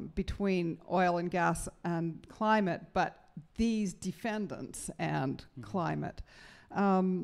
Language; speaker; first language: English; native; English